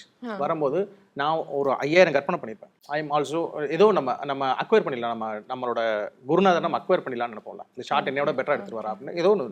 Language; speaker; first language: Tamil; native; Tamil